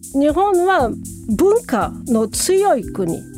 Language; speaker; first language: Japanese; non-native, fluent; French